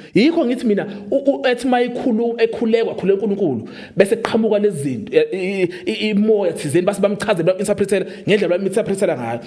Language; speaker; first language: Zulu; native; Zulu